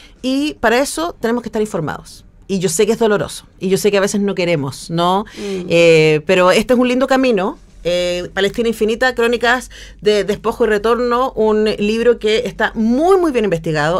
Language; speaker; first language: Spanish; native; Spanish